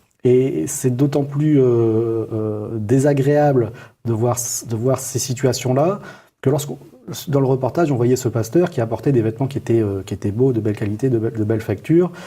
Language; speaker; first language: French; native; French